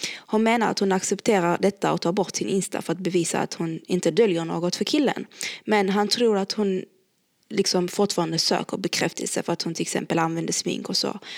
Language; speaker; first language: Swedish; early bilingual, other home language; Arabic